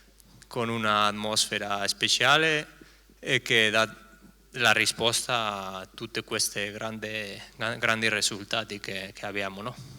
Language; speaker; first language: Italian; non-native, fluent; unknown